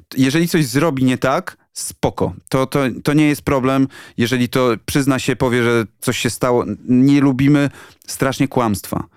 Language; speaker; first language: Polish; native; Polish